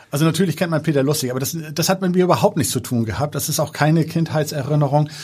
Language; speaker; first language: German; early bilingual, other home language; Danish